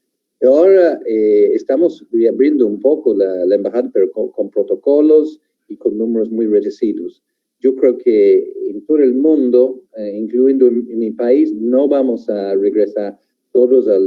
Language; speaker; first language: Spanish; non-native, fluent; English